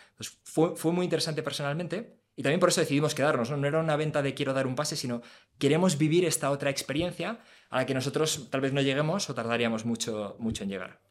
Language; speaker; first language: Spanish; native; Spanish